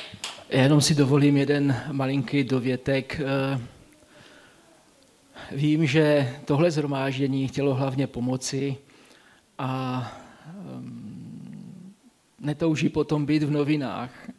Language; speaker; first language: Czech; native; Czech